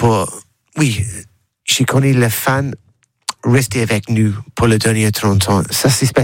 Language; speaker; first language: French; non-native, learner; English